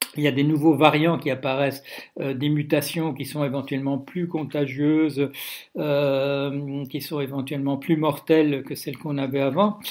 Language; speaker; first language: French; non-native, fluent; Dutch